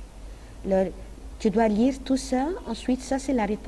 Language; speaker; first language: French; non-native, fluent; Arabic